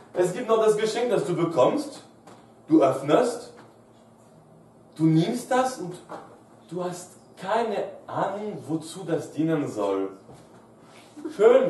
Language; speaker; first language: German; non-native, fluent; French